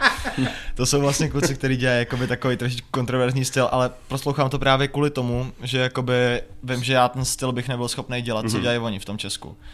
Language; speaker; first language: Czech; native; Czech